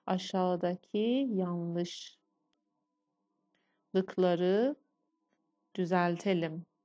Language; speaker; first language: Turkish; non-native, fluent; Persian